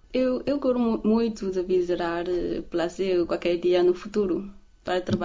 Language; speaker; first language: Portuguese; non-native, learner; Chinese